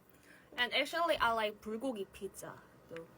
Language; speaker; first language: English; non-native, learner; Korean